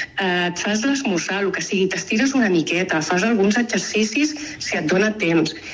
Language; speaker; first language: Catalan; native; Catalan